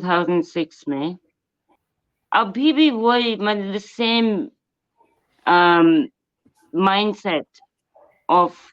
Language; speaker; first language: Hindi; non-native, local second language; Bangla